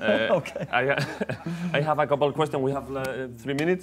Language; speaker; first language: English; non-native, fluent; Spanish